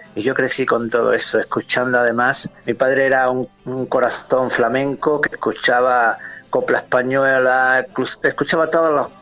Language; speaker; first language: Spanish; native; Spanish